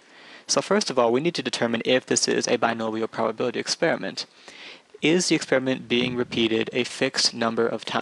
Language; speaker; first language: English; native; English